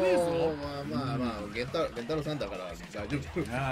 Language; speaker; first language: Japanese; non-native, learner; Spanish